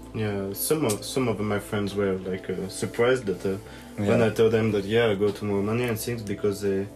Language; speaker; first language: English; non-native, learner; French